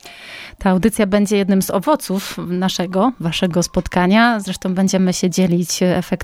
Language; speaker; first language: Polish; native; Polish